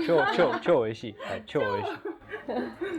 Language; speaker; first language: Japanese; non-native, learner; Chinese